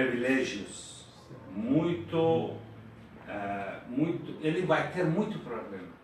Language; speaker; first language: Portuguese; non-native, fluent; Persian